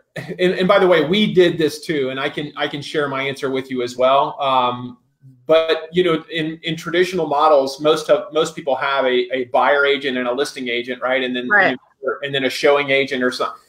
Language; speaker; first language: English; native; English